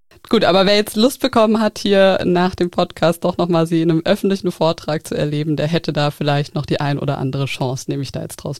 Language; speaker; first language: German; native; German